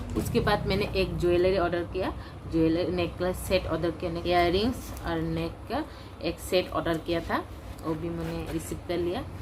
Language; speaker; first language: Hindi; non-native, local second language; Kok Borok